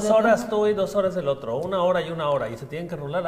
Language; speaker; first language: Spanish; native; Spanish